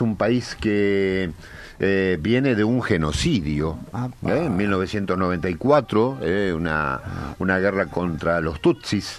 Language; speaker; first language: Spanish; native; Spanish